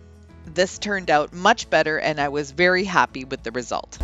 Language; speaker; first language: English; native; English